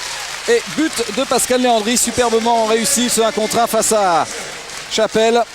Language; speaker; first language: French; native; French